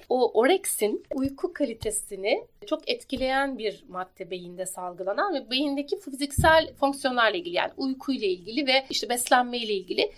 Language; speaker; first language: Turkish; native; Turkish